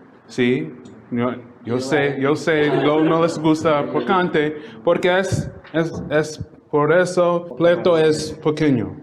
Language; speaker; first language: Spanish; non-native, learner; English